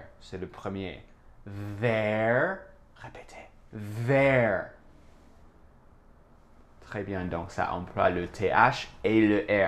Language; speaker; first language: French; non-native, fluent; English